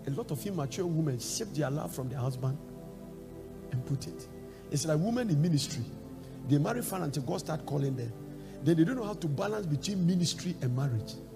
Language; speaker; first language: English; non-native, local second language; Akan